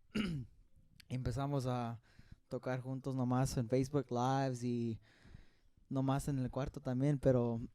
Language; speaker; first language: Spanish; early bilingual, other home language; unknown